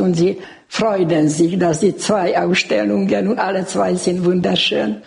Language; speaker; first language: German; non-native, local second language; Hungarian